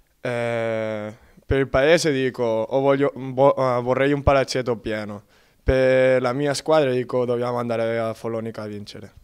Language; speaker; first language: Italian; non-native, fluent; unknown